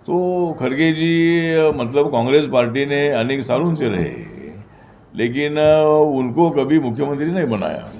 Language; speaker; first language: Hindi; non-native, local second language; Marathi